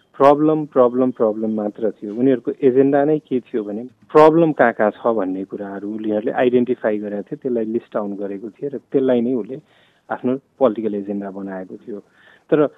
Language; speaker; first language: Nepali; non-native, local second language; Maithili